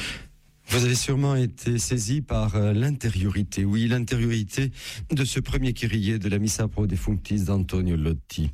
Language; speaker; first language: French; native; French